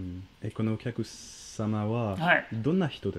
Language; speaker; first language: Japanese; non-native, fluent; French